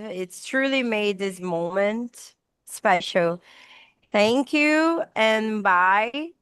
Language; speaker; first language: English; non-native, learner; Portuguese